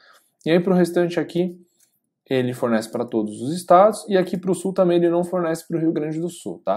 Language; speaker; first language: Portuguese; native; Portuguese